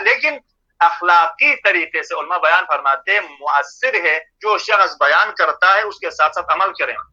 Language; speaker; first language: Urdu; non-native, local second language; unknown